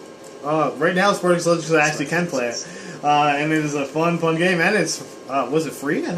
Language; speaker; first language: English; native; English